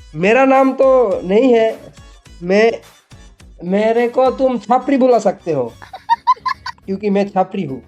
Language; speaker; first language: Hindi; non-native, learner; Bangla